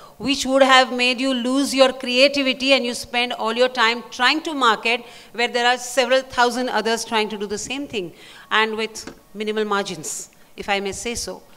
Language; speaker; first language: English; non-native, local second language; Marathi